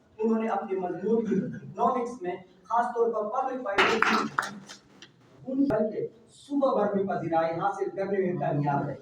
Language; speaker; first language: Urdu; non-native, local second language; Pashto